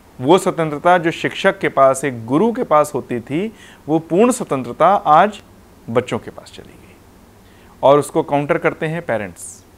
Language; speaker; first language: Hindi; non-native, local second language; Punjabi